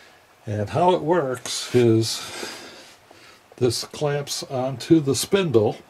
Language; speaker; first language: English; native; English